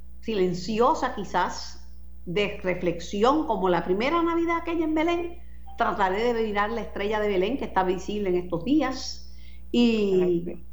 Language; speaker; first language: Spanish; native; Spanish